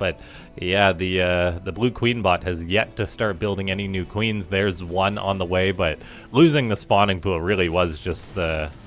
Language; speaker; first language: English; native; English